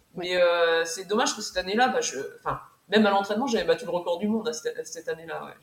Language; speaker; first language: French; native; French